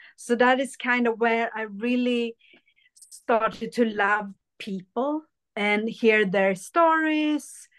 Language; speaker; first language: English; early bilingual, other home language; Hindi